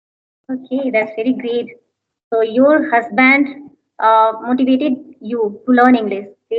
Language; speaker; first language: English; non-native, learner; Hindi